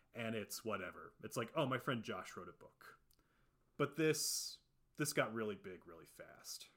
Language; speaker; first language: English; native; English